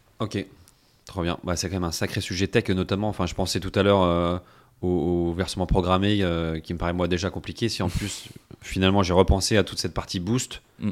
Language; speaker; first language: French; native; French